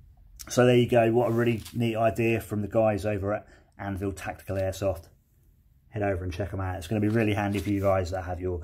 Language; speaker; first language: English; native; English